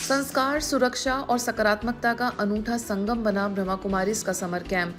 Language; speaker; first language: Hindi; native; Hindi